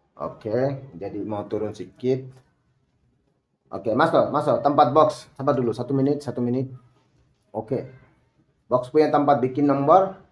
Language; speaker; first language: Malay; non-native, learner; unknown